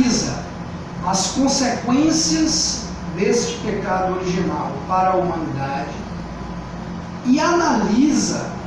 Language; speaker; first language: Portuguese; native; Portuguese